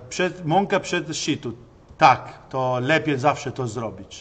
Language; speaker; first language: Polish; non-native, learner; Italian